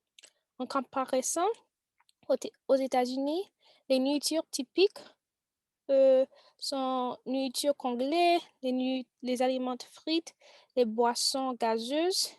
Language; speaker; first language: French; non-native, learner; English